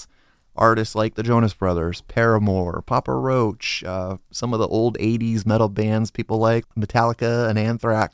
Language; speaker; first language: English; native; English